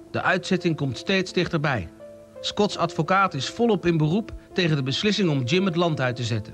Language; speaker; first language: Dutch; native; Dutch